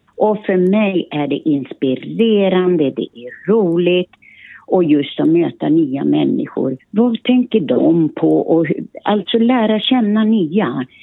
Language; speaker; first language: Swedish; early bilingual, other home language; Finnish